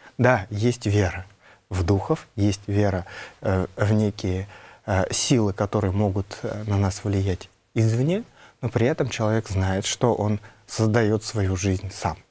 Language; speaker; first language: Russian; non-native, local second language; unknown